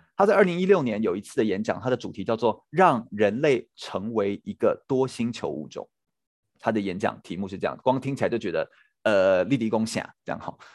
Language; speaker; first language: Chinese; native; Chinese